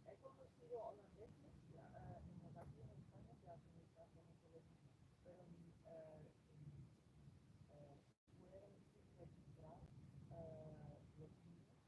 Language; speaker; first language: Spanish; non-native, fluent; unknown